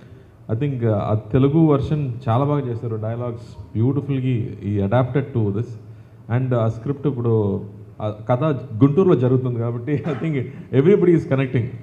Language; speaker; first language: Telugu; non-native, fluent; Tamil